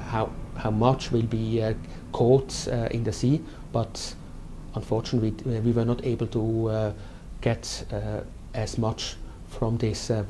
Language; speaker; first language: English; non-native, fluent; German